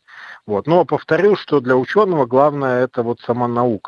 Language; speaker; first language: Russian; native; Russian